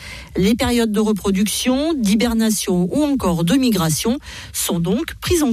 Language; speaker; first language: French; native; French